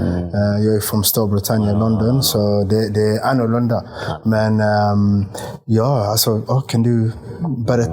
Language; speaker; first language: Swedish; non-native, fluent; English